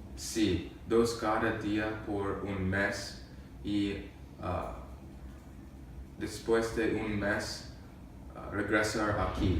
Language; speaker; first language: Spanish; non-native, learner; English